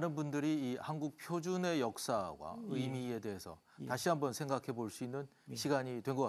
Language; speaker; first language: Korean; native; Korean